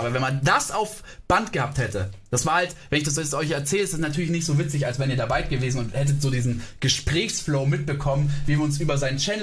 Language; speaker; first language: German; native; German